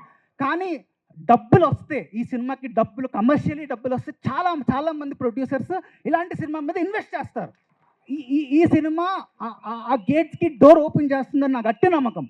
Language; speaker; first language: Telugu; native; Telugu